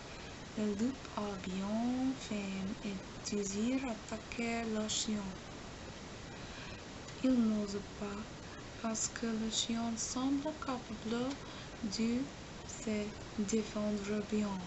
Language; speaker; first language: French; non-native, learner; English